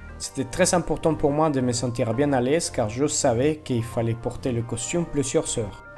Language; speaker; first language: French; non-native, fluent; Spanish